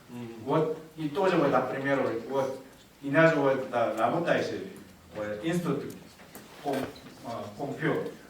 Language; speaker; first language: Russian; non-native, learner; Korean